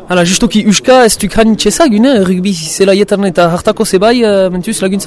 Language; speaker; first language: Basque; native; Basque